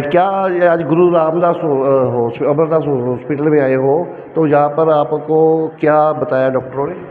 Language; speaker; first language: Hindi; non-native, local second language; Punjabi